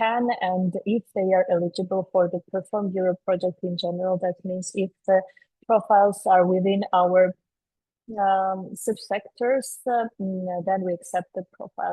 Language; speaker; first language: English; non-native, fluent; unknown